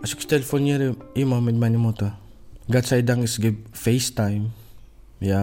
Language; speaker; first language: German; non-native, learner; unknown